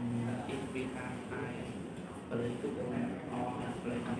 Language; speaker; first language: English; non-native, learner; Vietnamese